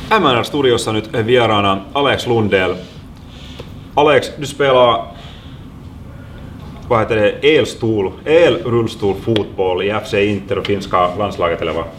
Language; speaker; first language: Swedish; non-native, local second language; Finnish